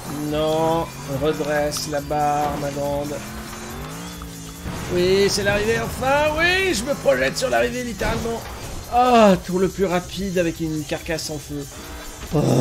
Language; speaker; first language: French; native; French